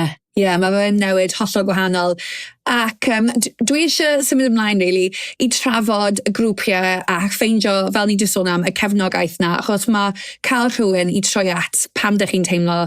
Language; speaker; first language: Welsh; native; Welsh